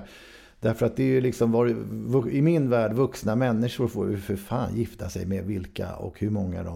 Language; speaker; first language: Swedish; native; Swedish